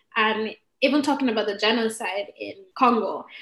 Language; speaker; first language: English; non-native, local second language; Igbo